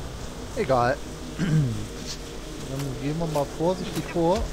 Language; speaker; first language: German; native; German